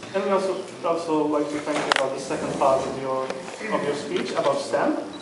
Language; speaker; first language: English; non-native, learner; Polish